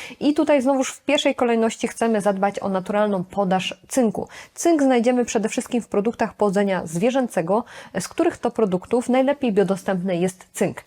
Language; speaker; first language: Polish; native; Polish